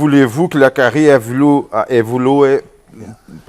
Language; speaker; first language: French; non-native, learner; Portuguese